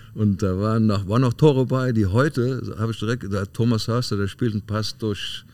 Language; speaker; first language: German; native; German